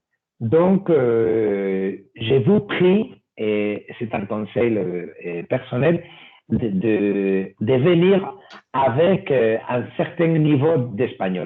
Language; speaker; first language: French; non-native, fluent; Spanish